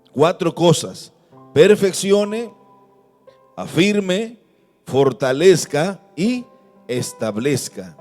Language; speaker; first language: Spanish; native; Spanish